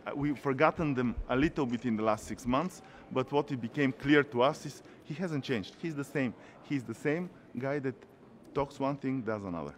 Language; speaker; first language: English; non-native, fluent; Bulgarian